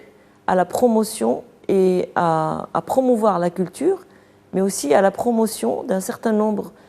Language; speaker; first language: French; non-native, local second language; Arabic